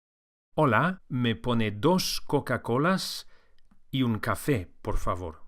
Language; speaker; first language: Spanish; non-native, fluent; English